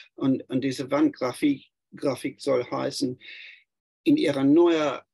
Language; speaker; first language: German; non-native, fluent; English